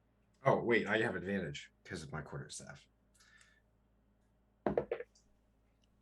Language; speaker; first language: English; native; English